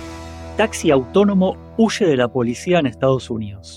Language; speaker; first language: Spanish; native; Spanish